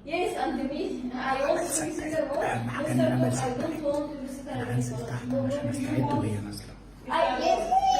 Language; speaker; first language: English; non-native, learner; Arabic